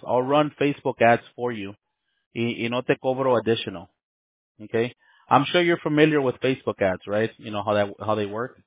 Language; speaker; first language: English; early bilingual, other home language; Spanish